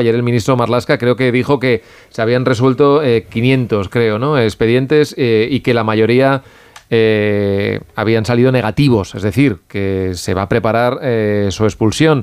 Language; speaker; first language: Spanish; native; Spanish